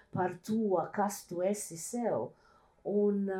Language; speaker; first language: Latvian; early bilingual, heritage; Latvian